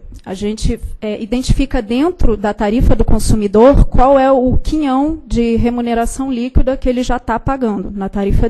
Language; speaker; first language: Portuguese; native; Portuguese